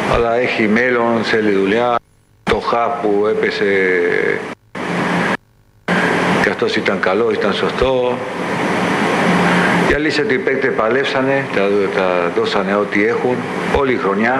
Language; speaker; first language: Greek; non-native, fluent; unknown